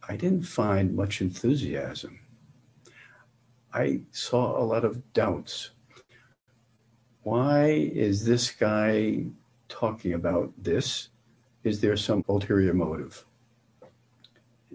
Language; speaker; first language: English; native; English